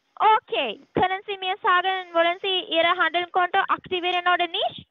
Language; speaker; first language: German; non-native, learner; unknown